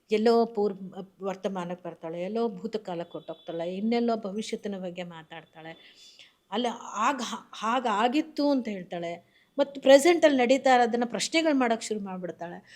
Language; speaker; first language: Kannada; native; Kannada